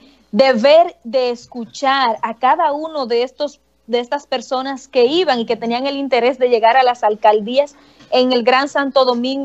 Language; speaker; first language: Spanish; native; Spanish